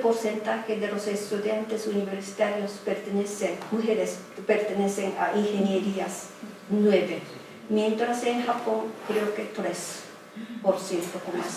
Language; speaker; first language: Spanish; non-native, fluent; Japanese